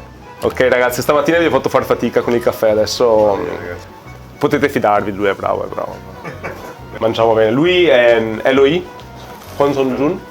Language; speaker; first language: Italian; native; Italian